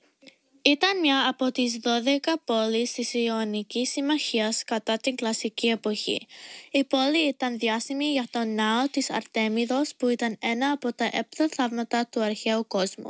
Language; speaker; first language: Greek; early bilingual, heritage; Greek